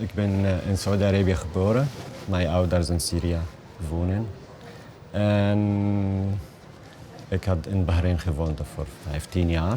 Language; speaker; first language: Dutch; non-native, learner; Arabic